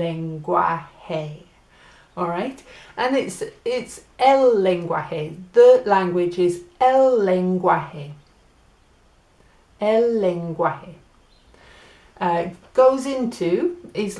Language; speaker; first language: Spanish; non-native, learner; English